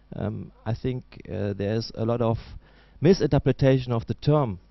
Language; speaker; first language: English; non-native, fluent; German